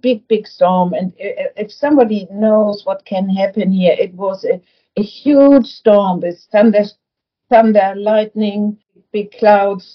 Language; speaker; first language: English; non-native, fluent; German